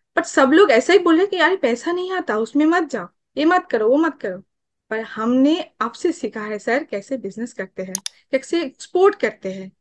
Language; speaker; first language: Hindi; non-native, local second language; Bangla